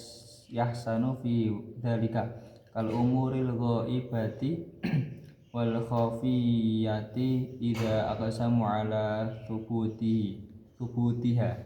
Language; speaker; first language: Arabic; non-native, learner; Indonesian